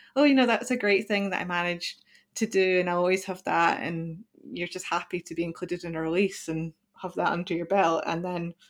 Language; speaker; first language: English; native; English